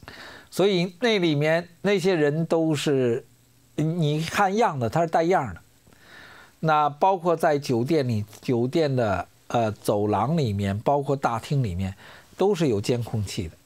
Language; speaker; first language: Chinese; native; Chinese